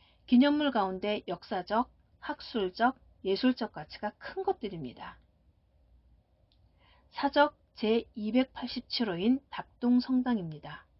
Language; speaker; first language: Korean; native; Korean